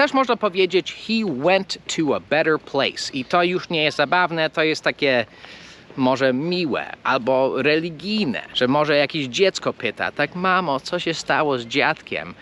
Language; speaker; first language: Polish; non-native, fluent; English